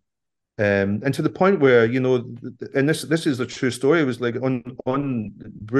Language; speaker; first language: English; native; English